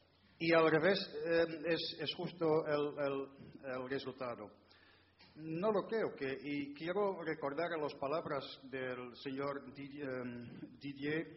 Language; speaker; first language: Spanish; non-native, fluent; Dutch